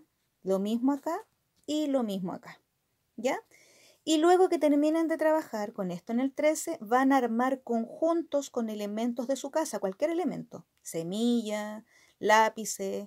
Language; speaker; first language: Spanish; native; Spanish